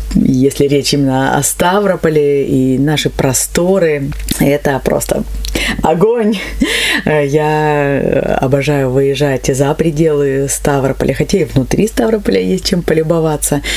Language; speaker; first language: Russian; native; Russian